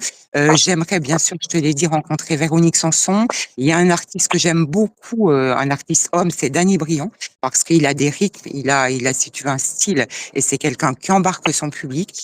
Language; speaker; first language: French; native; French